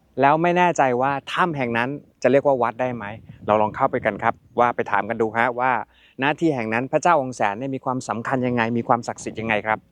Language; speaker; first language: Thai; native; Thai